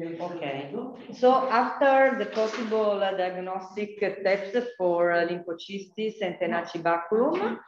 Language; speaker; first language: English; non-native, fluent; Italian